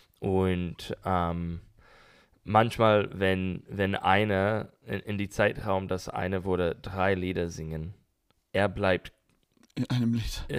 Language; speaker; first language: German; non-native, learner; English